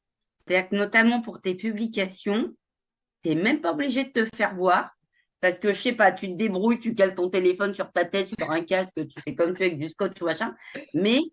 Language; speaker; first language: French; native; French